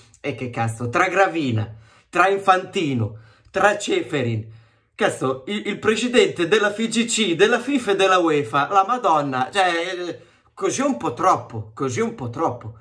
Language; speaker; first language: Italian; native; Italian